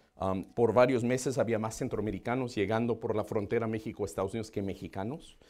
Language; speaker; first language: Spanish; non-native, fluent; English